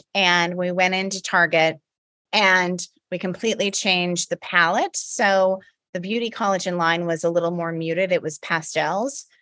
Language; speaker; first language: English; native; English